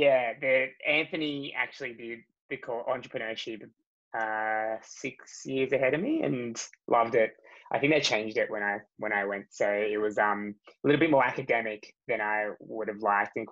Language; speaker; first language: English; native; English